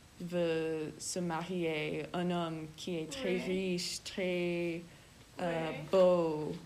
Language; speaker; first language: French; non-native, learner; English